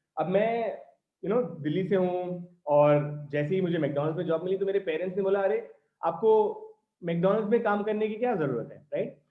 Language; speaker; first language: Hindi; non-native, local second language; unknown